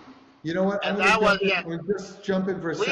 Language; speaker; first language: English; native; English